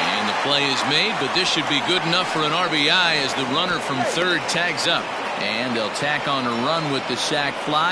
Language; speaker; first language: English; native; English